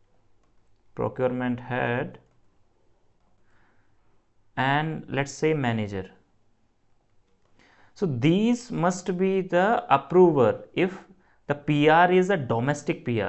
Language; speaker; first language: English; non-native, local second language; Hindi